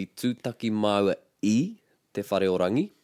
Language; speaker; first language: Māori; non-native, fluent; English